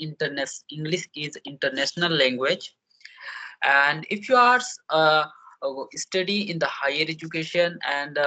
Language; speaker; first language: English; non-native, learner; Hindi